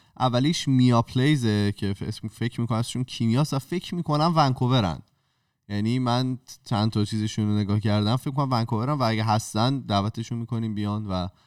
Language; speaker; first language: Persian; native; Persian